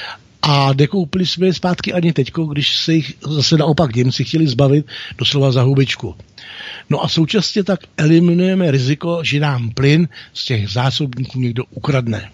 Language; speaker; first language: Czech; native; Czech